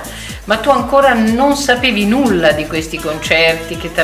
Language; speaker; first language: Italian; native; Italian